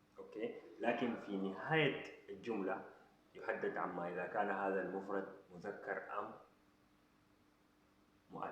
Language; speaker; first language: Arabic; non-native, fluent; Hausa